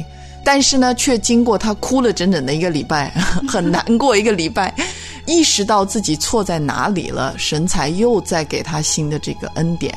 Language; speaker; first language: Chinese; native; Chinese